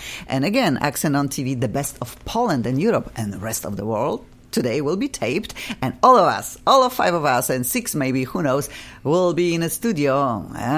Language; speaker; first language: English; non-native, fluent; Polish